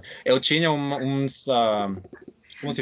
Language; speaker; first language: Portuguese; non-native, fluent; English